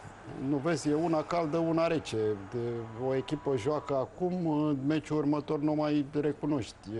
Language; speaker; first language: Romanian; native; Romanian